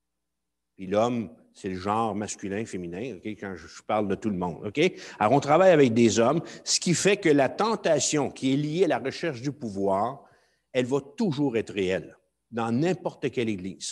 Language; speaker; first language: French; native; French